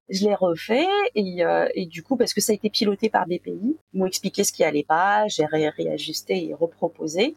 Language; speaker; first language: French; non-native, local second language; Arabic